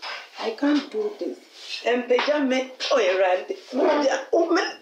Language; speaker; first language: English; non-native, local second language; Akan